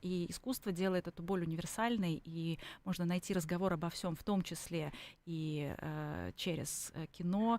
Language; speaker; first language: Russian; native; Russian